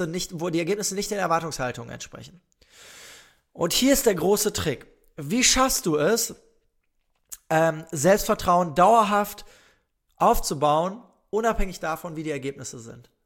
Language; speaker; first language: German; native; German